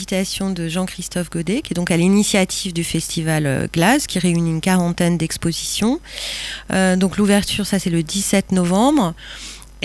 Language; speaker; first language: French; native; French